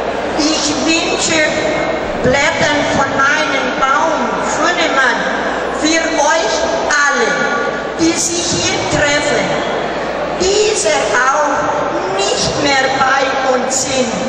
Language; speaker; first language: German; early bilingual, heritage; German